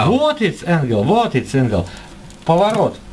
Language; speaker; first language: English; non-native, learner; Russian